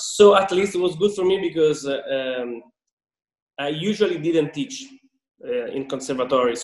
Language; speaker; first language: English; non-native, fluent; Italian